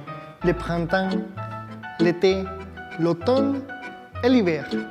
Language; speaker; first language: French; non-native, fluent; Spanish